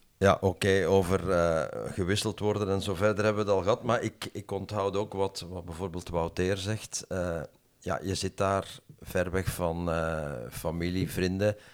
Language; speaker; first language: Dutch; native; Dutch